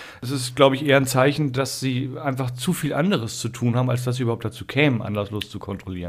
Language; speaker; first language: German; native; German